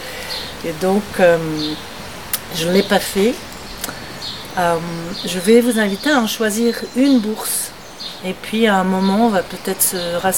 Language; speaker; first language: French; non-native, local second language; Arabic